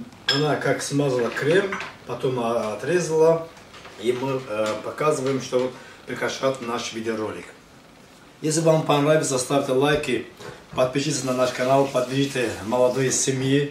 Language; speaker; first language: Russian; non-native, fluent; Azerbaijani